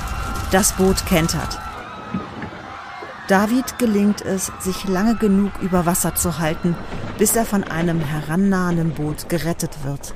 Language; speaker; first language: German; native; German